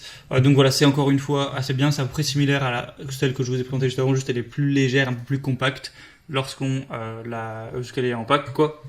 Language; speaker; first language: French; native; French